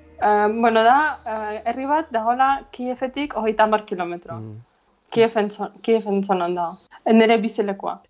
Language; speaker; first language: Basque; non-native, fluent; Ukrainian